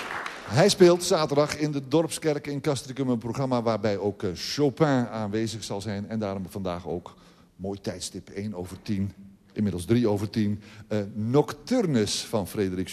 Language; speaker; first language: Dutch; native; Dutch